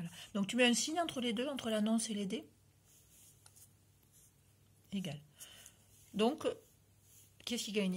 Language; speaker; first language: French; native; French